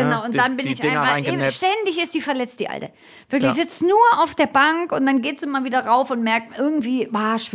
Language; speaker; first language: German; native; German